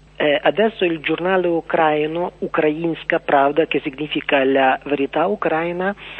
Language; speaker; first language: Italian; non-native, learner; Ukrainian